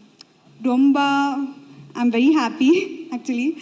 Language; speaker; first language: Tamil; non-native, learner; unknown